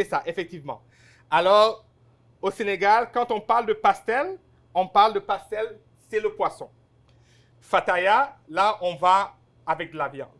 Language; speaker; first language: French; non-native, local second language; Wolof